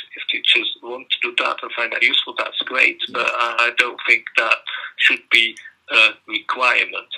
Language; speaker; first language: English; non-native, fluent; Dutch